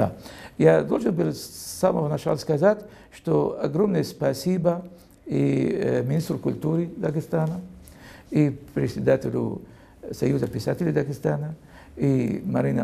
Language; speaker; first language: Russian; non-native, fluent; Arabic